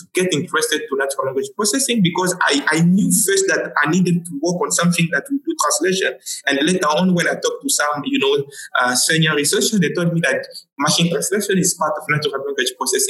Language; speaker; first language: English; non-native, fluent; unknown